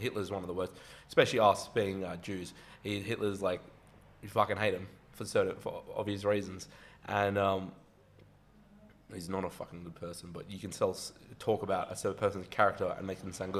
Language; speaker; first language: English; native; English